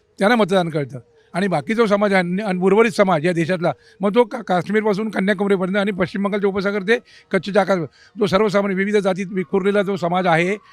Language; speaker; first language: Marathi; native; Marathi